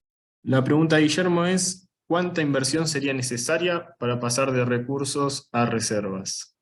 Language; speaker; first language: Spanish; native; Spanish